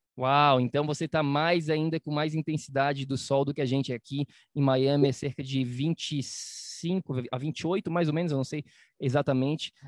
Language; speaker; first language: Portuguese; native; Portuguese